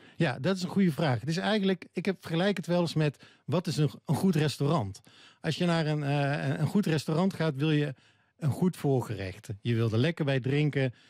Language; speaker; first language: Dutch; native; Dutch